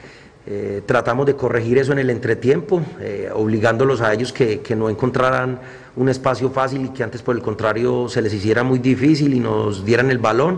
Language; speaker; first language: Spanish; native; Spanish